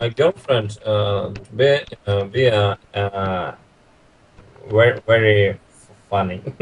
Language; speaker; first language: English; non-native, learner; Russian